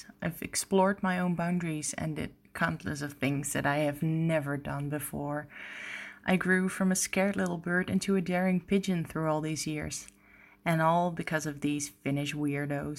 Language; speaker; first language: English; non-native, fluent; French